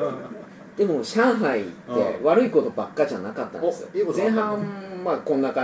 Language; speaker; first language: Japanese; native; Japanese